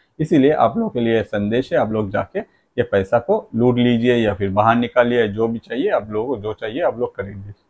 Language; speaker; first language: Hindi; non-native, local second language; Bangla